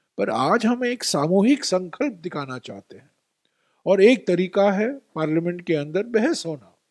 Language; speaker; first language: Hindi; non-native, local second language; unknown